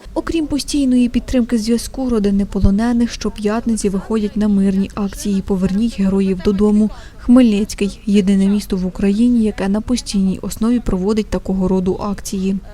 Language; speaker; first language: Ukrainian; native; Ukrainian